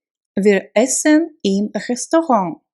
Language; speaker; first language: German; non-native, fluent; Russian